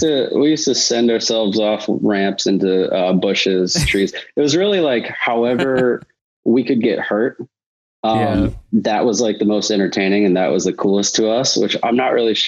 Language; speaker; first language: English; native; English